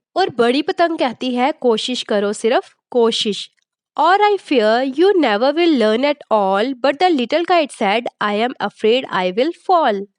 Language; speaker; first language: Hindi; native; Hindi